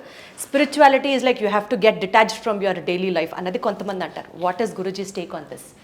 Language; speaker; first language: Telugu; native; Telugu